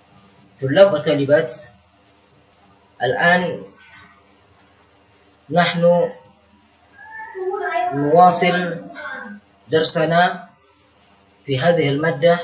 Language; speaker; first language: Arabic; non-native, fluent; Indonesian